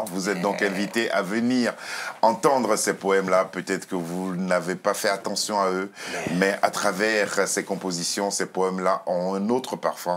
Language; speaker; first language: French; native; French